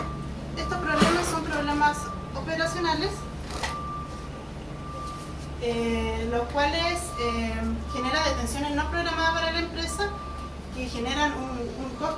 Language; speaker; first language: Spanish; native; Spanish